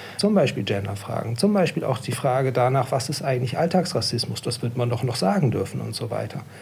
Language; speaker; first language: German; native; German